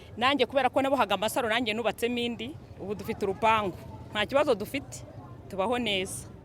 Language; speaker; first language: Kinyarwanda; native; Kinyarwanda